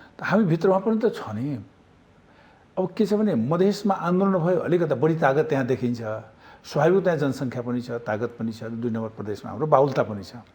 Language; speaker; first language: Nepali; non-native, local second language; Maithili